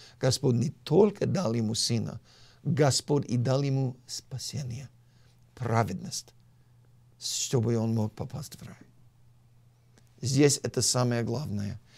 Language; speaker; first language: Russian; non-native, fluent; English